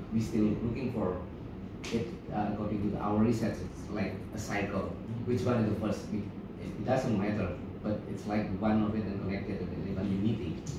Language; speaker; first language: English; non-native, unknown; Indonesian